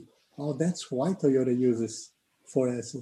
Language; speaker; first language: English; non-native, fluent; Portuguese